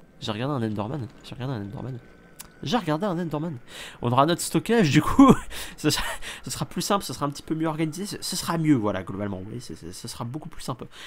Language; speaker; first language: French; native; French